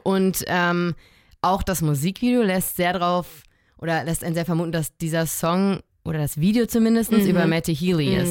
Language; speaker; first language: German; native; German